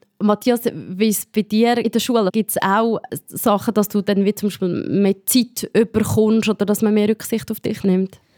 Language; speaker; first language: German; native; German